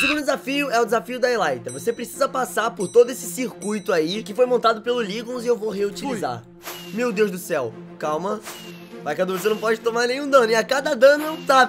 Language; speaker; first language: Portuguese; native; Portuguese